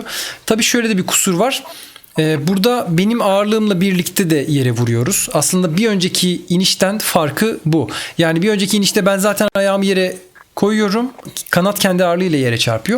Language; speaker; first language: Turkish; native; Turkish